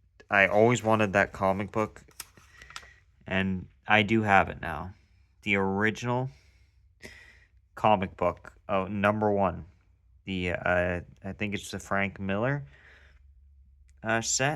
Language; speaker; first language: English; native; English